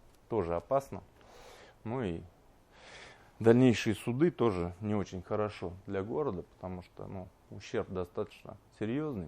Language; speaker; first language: Russian; native; Russian